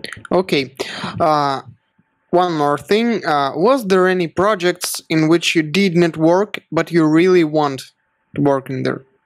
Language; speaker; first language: English; non-native, learner; Russian